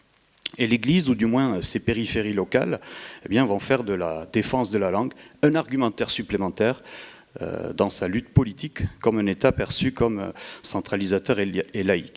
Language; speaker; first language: French; native; French